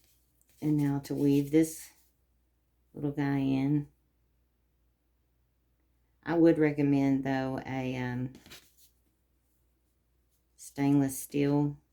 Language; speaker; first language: English; native; English